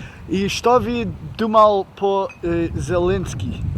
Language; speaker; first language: Russian; non-native, learner; English